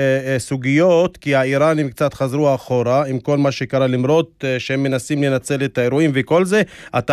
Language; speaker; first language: Hebrew; non-native, local second language; Arabic